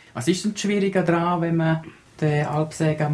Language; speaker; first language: German; native; German